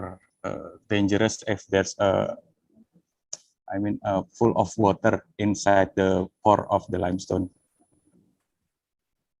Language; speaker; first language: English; non-native, fluent; Indonesian